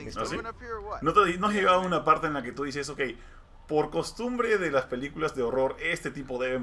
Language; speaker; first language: Spanish; native; Spanish